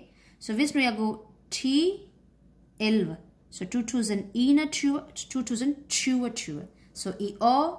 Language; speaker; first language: Danish; non-native, fluent; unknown